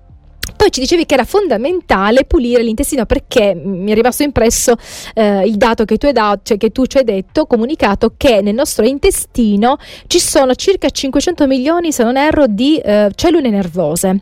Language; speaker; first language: Italian; native; Italian